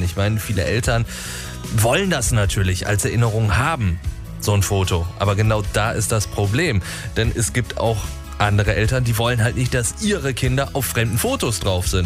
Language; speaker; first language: German; native; German